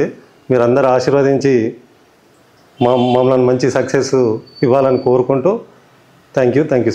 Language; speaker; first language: Telugu; native; Telugu